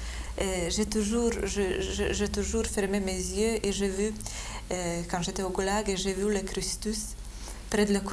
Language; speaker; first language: French; non-native, fluent; Lithuanian